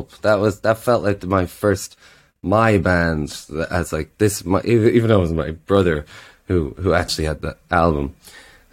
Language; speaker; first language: English; native; English